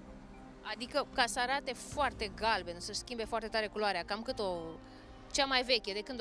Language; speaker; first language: Romanian; native; Romanian